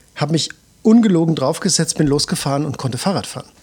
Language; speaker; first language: German; native; German